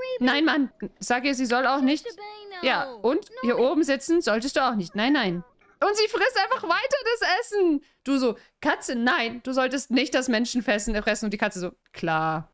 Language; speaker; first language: German; native; German